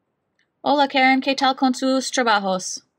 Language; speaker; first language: Spanish; non-native, fluent; English